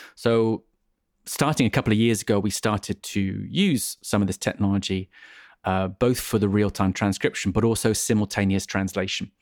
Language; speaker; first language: English; native; English